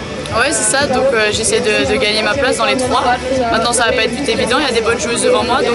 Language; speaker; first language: French; native; French